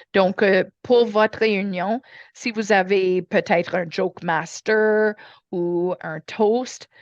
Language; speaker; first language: French; non-native, learner; English